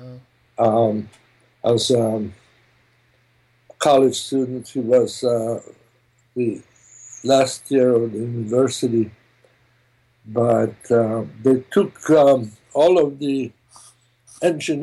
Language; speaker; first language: English; non-native, fluent; German